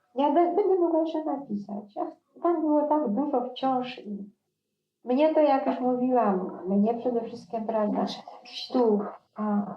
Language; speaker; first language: Polish; non-native, local second language; German